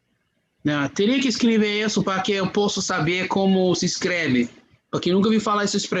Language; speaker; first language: Portuguese; non-native, fluent; English